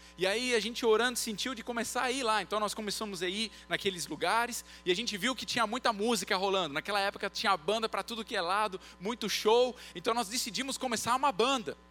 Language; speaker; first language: Portuguese; early bilingual, other home language; English